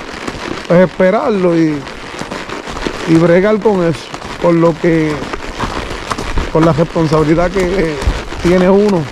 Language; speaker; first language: Spanish; native; Spanish